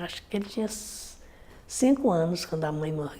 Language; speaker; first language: Portuguese; native; Portuguese